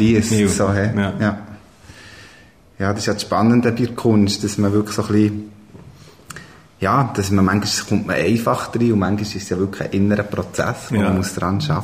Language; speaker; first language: German; native; German